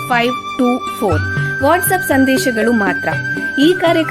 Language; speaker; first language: Kannada; native; Kannada